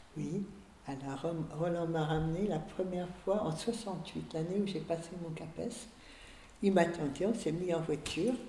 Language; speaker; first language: French; early bilingual, other home language; Hungarian